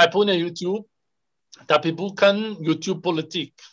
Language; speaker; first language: Indonesian; non-native, fluent; Arabic